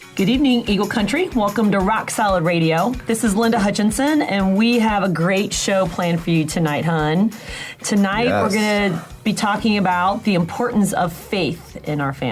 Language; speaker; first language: English; native; English